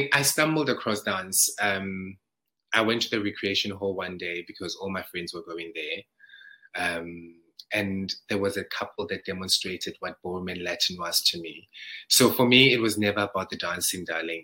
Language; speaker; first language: English; non-native, local second language; Zulu